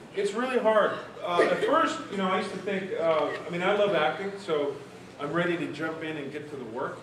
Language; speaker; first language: English; early bilingual, other home language; Spanish